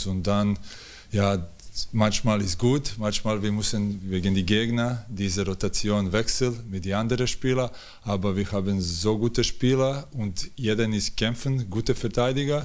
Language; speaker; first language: German; non-native, learner; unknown